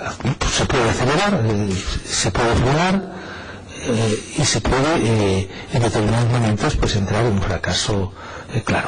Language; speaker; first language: Spanish; native; Spanish